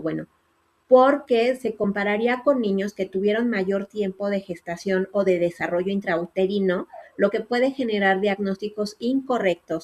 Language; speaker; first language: Spanish; native; Spanish